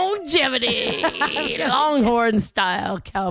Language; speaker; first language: English; native; English